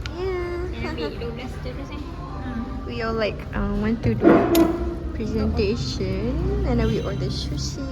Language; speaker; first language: English; non-native, local second language; Malay